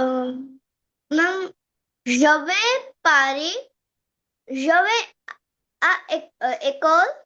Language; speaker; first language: French; non-native, learner; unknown